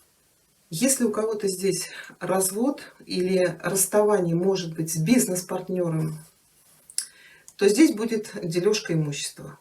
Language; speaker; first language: Russian; native; Russian